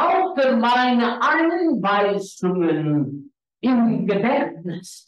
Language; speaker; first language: German; non-native, learner; Afrikaans